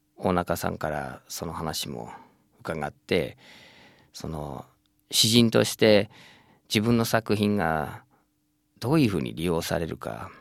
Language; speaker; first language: Japanese; non-native, fluent; English